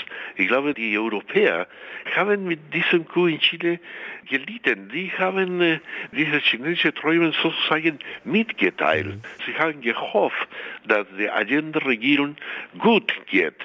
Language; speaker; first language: German; non-native, fluent; Spanish